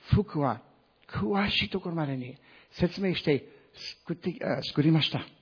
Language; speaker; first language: Japanese; non-native, fluent; English